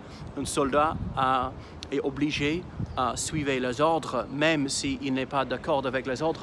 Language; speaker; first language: French; non-native, fluent; English